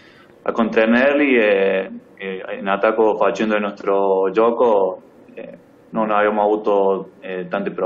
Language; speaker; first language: Italian; non-native, fluent; Spanish